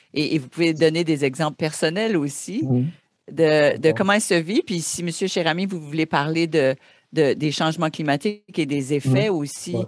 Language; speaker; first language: French; native; French